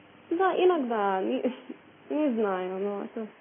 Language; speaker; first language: Russian; non-native, learner; English